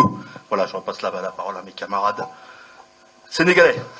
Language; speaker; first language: French; native; French